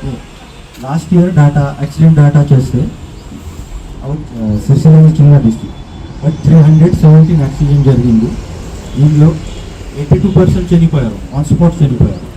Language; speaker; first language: Telugu; non-native, learner; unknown